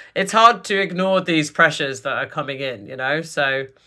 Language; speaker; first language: English; native; English